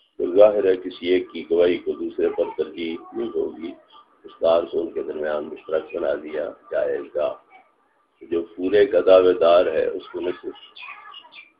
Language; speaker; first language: Urdu; non-native, local second language; Punjabi